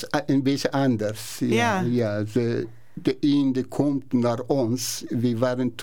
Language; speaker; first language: Dutch; non-native, learner; Persian